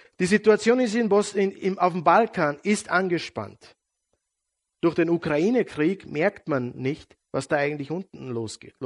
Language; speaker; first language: German; non-native, fluent; Serbian